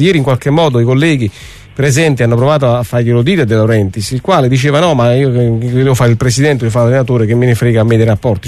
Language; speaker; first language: Italian; native; Italian